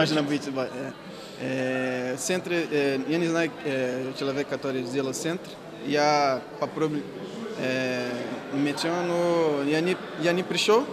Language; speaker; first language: Russian; non-native, learner; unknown